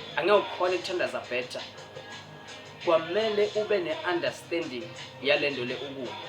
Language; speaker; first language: Zulu; non-native, local second language; Swati